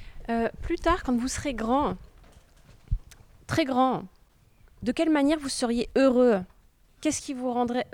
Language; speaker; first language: French; native; French